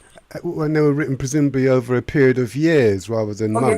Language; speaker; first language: English; native; English